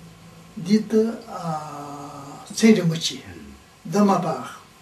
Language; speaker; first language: French; non-native, learner; Tibetan